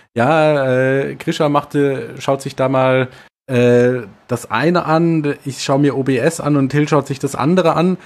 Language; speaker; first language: German; native; German